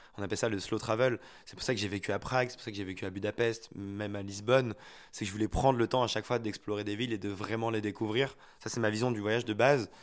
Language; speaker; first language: French; native; French